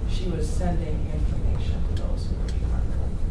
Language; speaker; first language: English; native; English